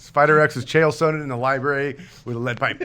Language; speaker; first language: English; native; English